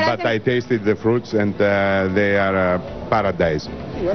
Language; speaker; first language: English; non-native, fluent; Greek